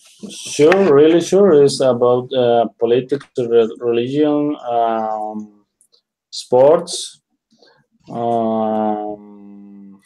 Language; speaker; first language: English; non-native, learner; Spanish